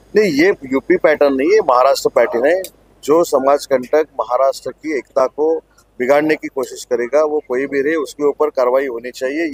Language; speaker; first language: Hindi; non-native, local second language; Marathi